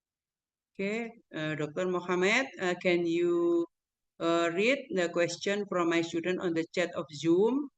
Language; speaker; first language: English; non-native, learner; Indonesian